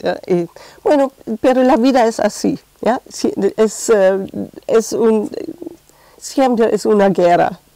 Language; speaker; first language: Spanish; non-native, fluent; German